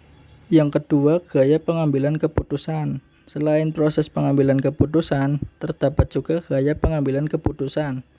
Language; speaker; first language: Indonesian; native; Indonesian